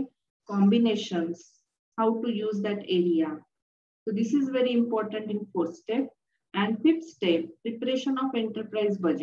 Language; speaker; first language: English; non-native, local second language; Marathi